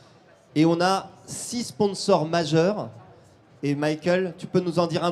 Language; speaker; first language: French; native; French